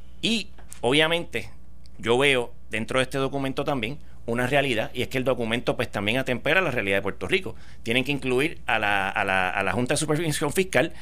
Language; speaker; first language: Spanish; native; Spanish